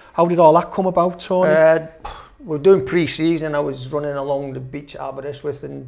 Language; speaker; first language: English; native; English